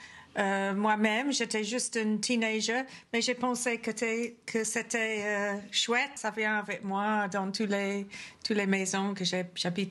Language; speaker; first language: French; non-native, fluent; English